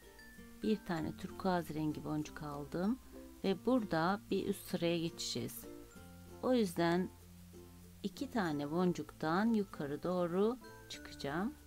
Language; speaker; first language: Turkish; native; Turkish